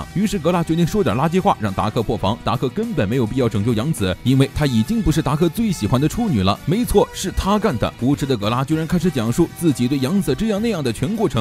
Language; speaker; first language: Chinese; native; Chinese